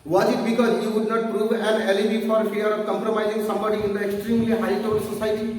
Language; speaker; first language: English; non-native, local second language; Bangla